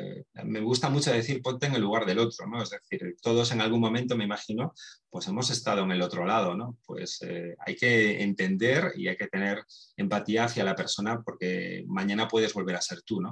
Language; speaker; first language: Spanish; native; Spanish